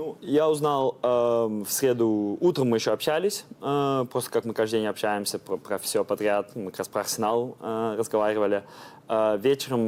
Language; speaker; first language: Russian; early bilingual, heritage; Russian